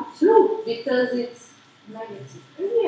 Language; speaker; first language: English; non-native, learner; Portuguese